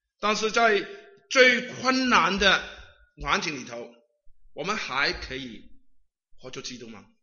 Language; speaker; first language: Chinese; non-native, local second language; Cantonese